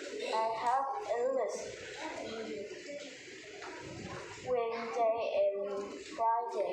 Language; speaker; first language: English; non-native, learner; Vietnamese